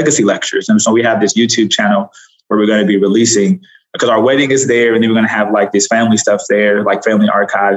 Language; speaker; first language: English; native; English